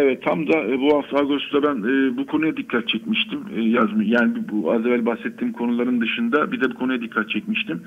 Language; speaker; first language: Turkish; native; Turkish